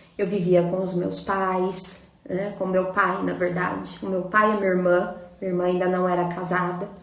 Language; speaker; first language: Portuguese; native; Portuguese